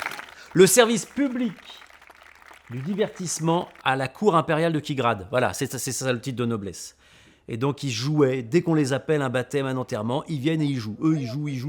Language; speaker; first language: French; native; French